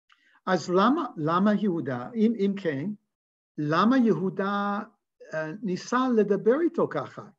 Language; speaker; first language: Hebrew; non-native, fluent; English